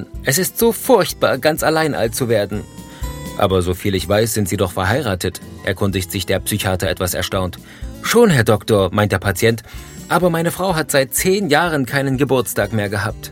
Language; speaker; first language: German; native; German